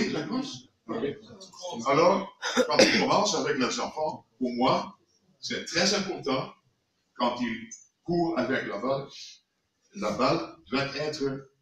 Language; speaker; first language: French; non-native, fluent; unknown